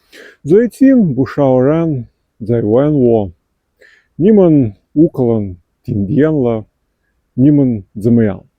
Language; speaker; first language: Chinese; non-native, fluent; Ukrainian